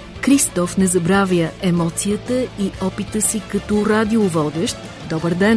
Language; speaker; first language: Bulgarian; native; Bulgarian